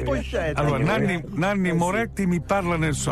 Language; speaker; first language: Italian; native; Italian